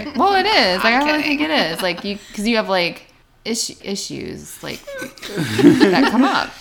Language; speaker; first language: English; native; English